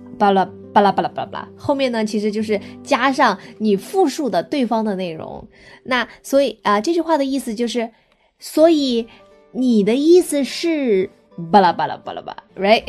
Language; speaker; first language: Chinese; native; Chinese